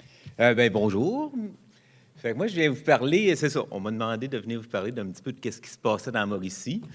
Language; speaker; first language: French; native; French